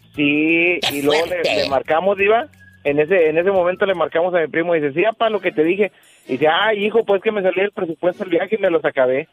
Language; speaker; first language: Spanish; native; Spanish